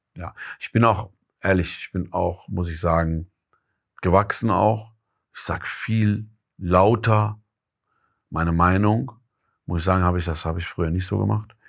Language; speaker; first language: German; early bilingual, other home language; Persian